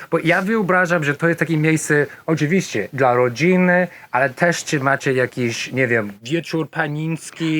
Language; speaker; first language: Polish; non-native, learner; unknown